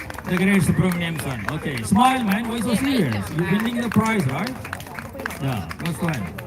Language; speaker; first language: English; non-native, local second language; Tamil